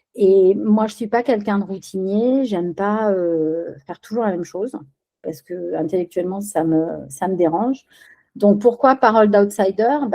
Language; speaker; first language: French; early bilingual, other home language; Spanish